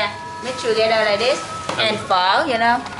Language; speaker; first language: English; non-native, learner; Vietnamese